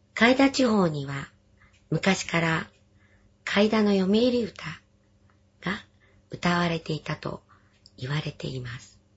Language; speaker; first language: Japanese; native; Japanese